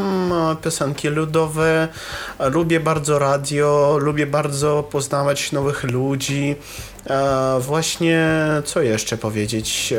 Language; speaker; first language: Polish; non-native, learner; Russian